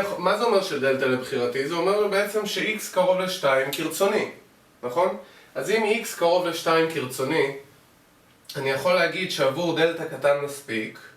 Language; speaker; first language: Hebrew; native; Hebrew